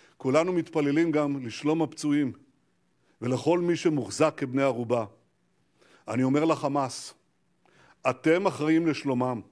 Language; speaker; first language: Hebrew; native; Hebrew